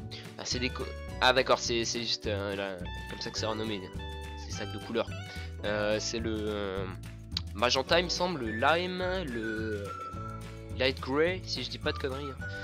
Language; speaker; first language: French; native; French